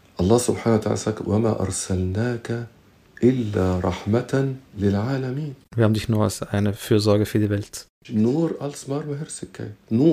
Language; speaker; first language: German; non-native, fluent; Arabic